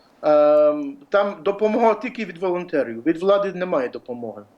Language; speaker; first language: Ukrainian; early bilingual, heritage; Ukrainian